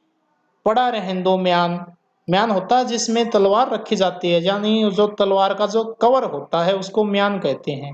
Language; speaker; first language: Hindi; native; Hindi